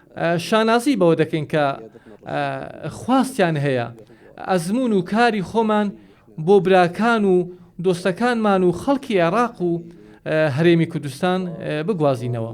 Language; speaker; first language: Central Kurdish; non-native, fluent; Arabic